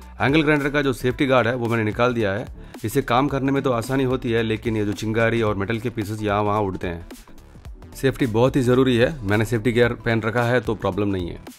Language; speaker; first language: Hindi; non-native, local second language; Tamil